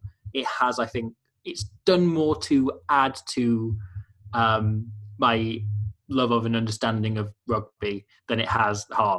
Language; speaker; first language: English; native; English